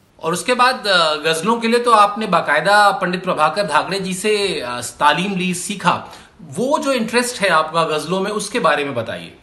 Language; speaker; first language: Hindi; native; Hindi